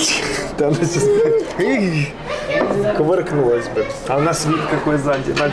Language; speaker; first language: Russian; native; Russian